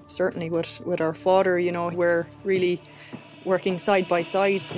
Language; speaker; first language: English; native; English